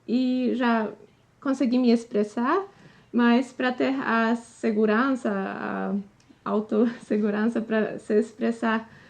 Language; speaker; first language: Portuguese; non-native, fluent; Polish